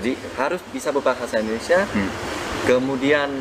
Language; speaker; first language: Indonesian; non-native, fluent; Vietnamese